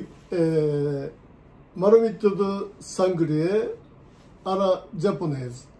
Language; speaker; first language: French; non-native, learner; Japanese